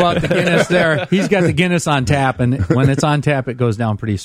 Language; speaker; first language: English; native; English